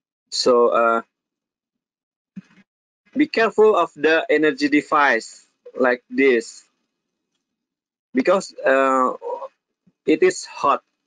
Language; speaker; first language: English; non-native, fluent; Indonesian